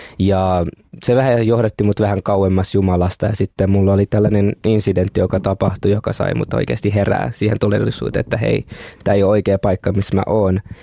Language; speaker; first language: Finnish; early bilingual, other home language; Kinyarwanda